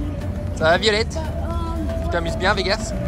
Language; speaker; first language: French; native; French